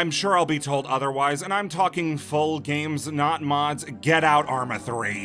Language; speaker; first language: English; native; English